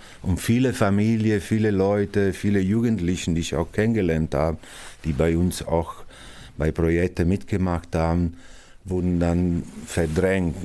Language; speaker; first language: German; non-native, fluent; Italian